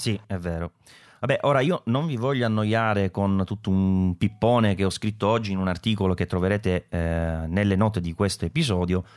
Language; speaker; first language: Italian; native; Italian